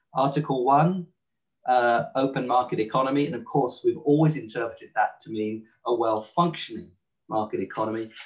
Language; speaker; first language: English; native; English